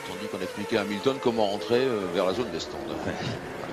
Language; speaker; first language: French; native; French